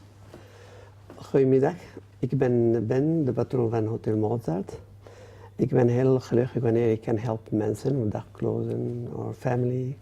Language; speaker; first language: Dutch; non-native, learner; Arabic